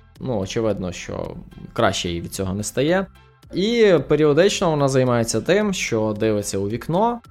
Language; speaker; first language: Ukrainian; native; Ukrainian